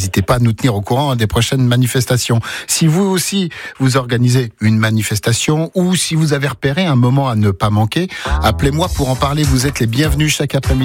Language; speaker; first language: French; native; French